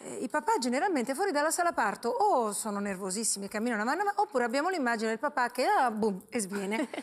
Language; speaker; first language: Italian; native; Italian